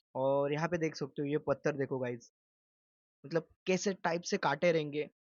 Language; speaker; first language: Hindi; non-native, local second language; Marathi